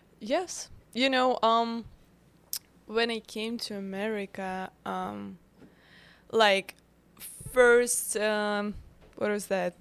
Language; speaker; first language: English; non-native, fluent; Russian